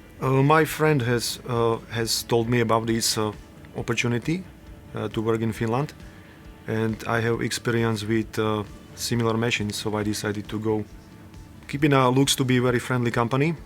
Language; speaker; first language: English; non-native, learner; Slovak